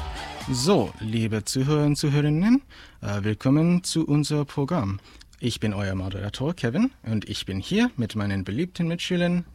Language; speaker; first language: German; non-native, learner; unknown